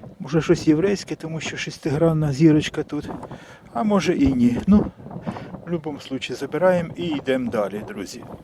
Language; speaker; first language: Ukrainian; non-native, local second language; Russian